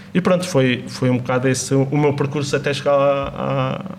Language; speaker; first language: Portuguese; native; Portuguese